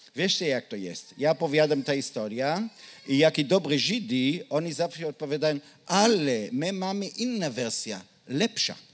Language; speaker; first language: Polish; non-native, learner; Hebrew